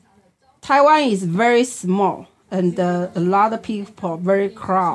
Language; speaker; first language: English; non-native, learner; Chinese